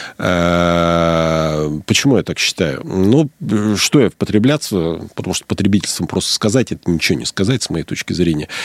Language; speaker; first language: Russian; native; Russian